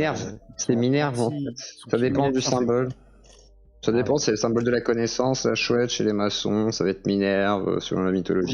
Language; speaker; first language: French; native; French